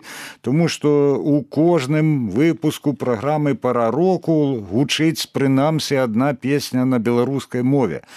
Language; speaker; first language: Ukrainian; native; Ukrainian